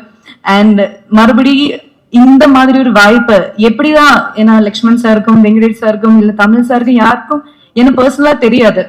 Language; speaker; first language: Tamil; non-native, fluent; Malayalam